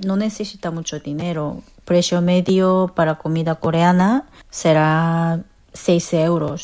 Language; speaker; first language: Spanish; non-native, fluent; Korean